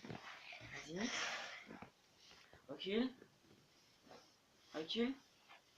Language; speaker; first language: French; native; French